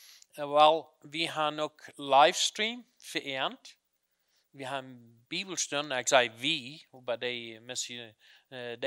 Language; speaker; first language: German; non-native, learner; Plautdietsch